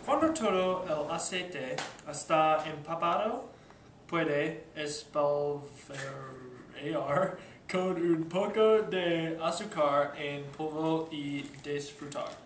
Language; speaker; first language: Spanish; non-native, learner; English